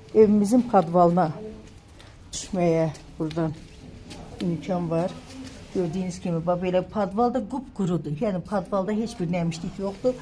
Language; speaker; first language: Turkish; non-native, fluent; Azerbaijani